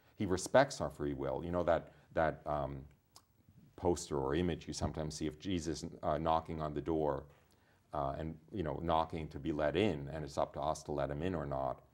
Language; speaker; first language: English; native; English